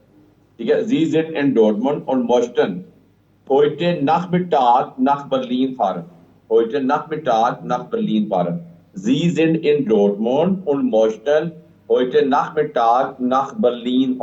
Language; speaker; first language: German; non-native, fluent; Punjabi